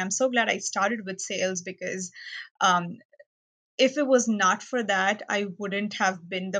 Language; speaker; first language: English; non-native, local second language; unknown